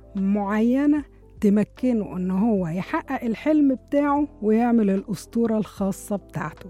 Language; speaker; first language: Arabic; native; Arabic